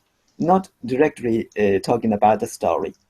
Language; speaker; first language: English; non-native, learner; Japanese